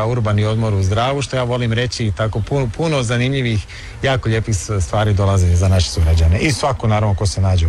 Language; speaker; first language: Serbian; native; Serbian